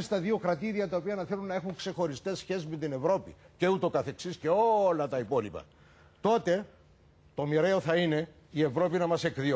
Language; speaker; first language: Greek; native; Greek